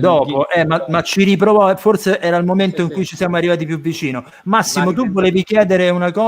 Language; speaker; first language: Italian; native; Italian